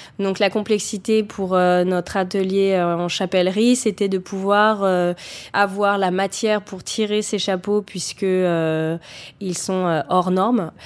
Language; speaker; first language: French; native; French